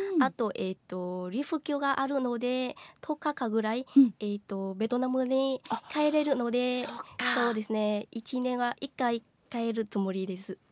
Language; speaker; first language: Japanese; non-native, fluent; Vietnamese